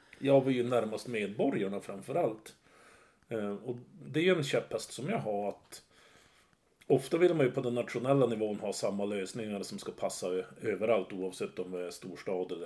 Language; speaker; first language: Swedish; native; Swedish